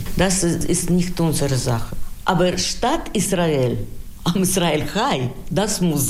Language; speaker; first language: German; non-native, learner; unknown